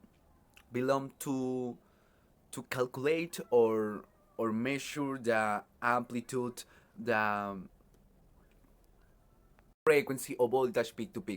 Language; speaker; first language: English; non-native, learner; Spanish